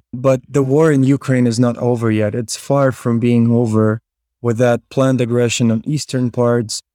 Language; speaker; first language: English; non-native, fluent; Ukrainian